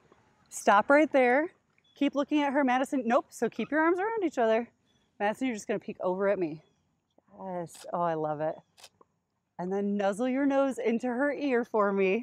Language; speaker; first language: English; native; English